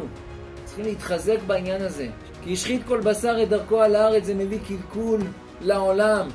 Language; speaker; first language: Hebrew; native; Hebrew